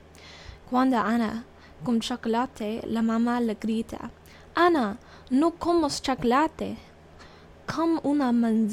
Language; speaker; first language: Spanish; non-native, learner; English